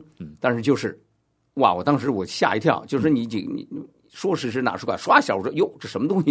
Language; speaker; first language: Chinese; native; Chinese